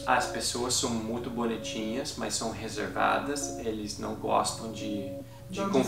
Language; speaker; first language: Portuguese; non-native, fluent; English